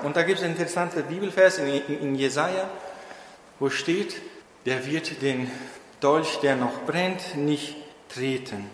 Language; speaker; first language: German; non-native, fluent; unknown